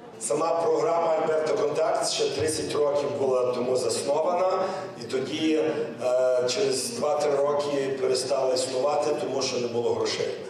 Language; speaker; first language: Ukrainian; early bilingual, heritage; English